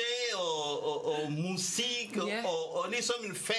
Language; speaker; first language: Danish; non-native, fluent; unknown